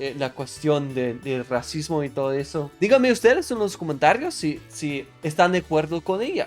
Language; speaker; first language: Spanish; non-native, fluent; English